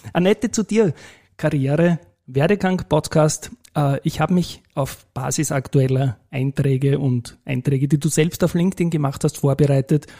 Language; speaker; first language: German; native; German